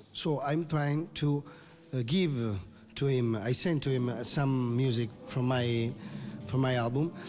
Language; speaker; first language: English; non-native, learner; Italian